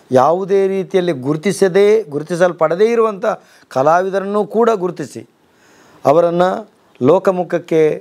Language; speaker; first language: Kannada; non-native, local second language; Tulu